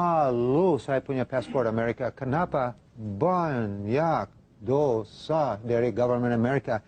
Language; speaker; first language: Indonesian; non-native, fluent; English